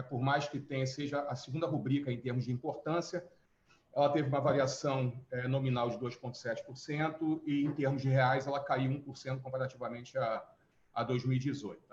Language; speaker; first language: Portuguese; native; Portuguese